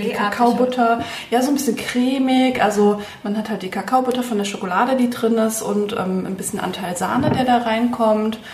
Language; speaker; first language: German; native; German